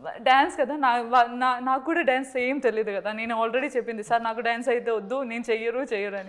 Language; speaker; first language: Telugu; non-native, learner; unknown